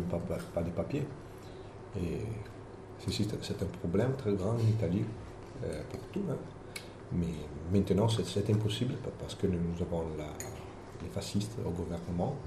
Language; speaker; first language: French; non-native, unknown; Italian